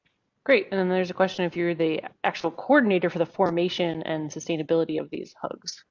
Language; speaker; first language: English; native; English